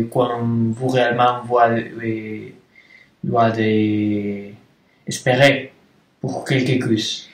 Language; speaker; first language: French; non-native, learner; Spanish